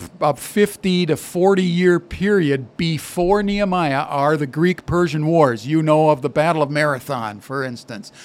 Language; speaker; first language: English; native; English